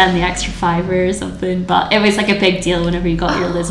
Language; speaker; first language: English; native; English